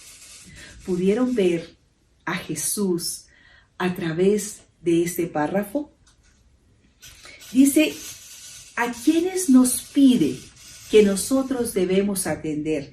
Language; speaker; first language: Spanish; native; Spanish